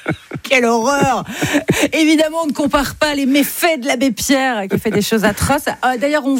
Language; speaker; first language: French; native; French